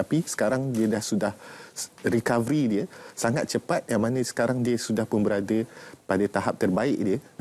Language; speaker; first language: Malay; native; Malay